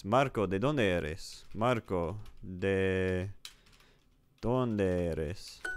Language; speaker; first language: Spanish; non-native, learner; English